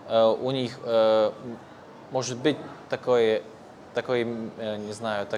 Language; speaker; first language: Russian; non-native, fluent; Polish